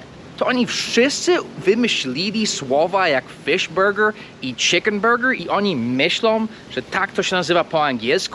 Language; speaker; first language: Polish; non-native, fluent; English